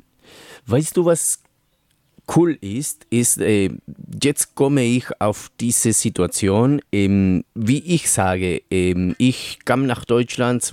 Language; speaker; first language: German; non-native, fluent; Spanish